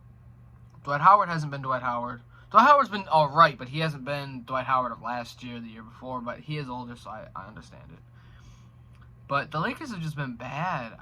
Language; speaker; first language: English; native; English